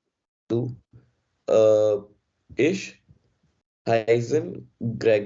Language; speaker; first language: German; non-native, learner; Hindi